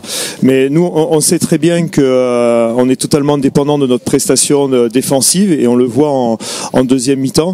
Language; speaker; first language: French; native; French